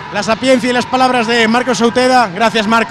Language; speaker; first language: Spanish; native; Spanish